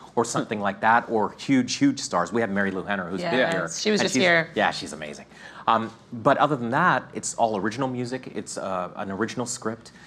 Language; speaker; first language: English; native; English